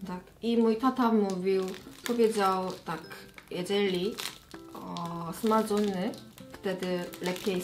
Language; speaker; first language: Polish; non-native, learner; Korean